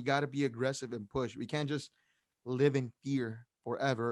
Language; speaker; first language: English; native; English